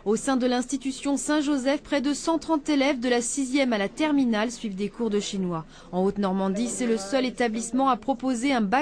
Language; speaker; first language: French; native; French